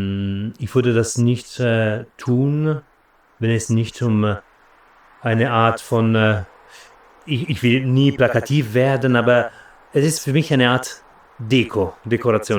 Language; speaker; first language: German; non-native, fluent; Italian